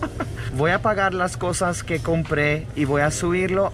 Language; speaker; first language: Spanish; non-native, fluent; Russian